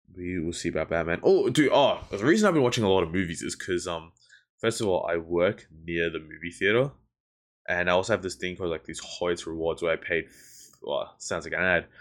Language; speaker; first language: English; native; English